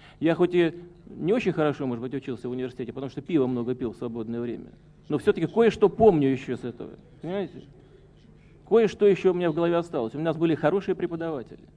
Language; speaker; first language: Russian; native; Russian